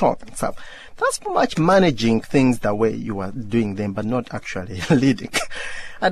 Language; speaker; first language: English; non-native, local second language; Ganda